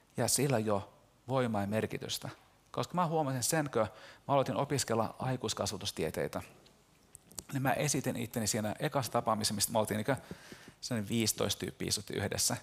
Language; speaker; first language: Finnish; early bilingual, heritage; Finnish